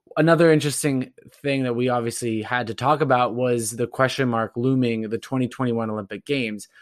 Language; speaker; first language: English; native; English